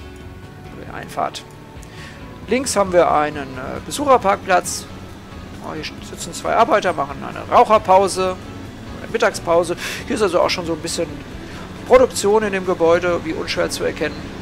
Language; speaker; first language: German; native; German